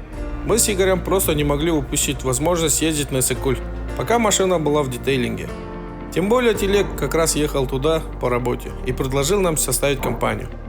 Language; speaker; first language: Russian; native; Russian